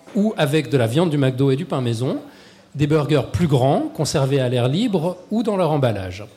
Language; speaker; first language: French; native; French